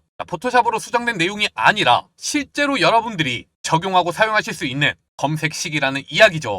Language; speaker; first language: Korean; native; Korean